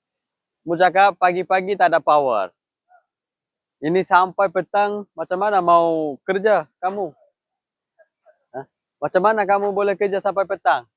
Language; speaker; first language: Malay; non-native, fluent; Bangla